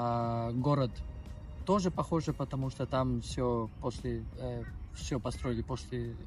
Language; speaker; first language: Russian; non-native, learner; Spanish